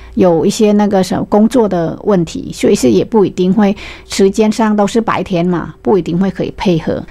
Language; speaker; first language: Chinese; non-native, fluent; Vietnamese